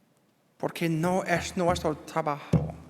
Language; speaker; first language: Spanish; non-native, learner; English